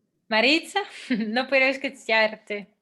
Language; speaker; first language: Spanish; non-native, fluent; Dutch